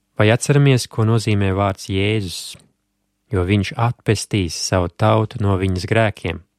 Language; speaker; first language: Latvian; native; Latvian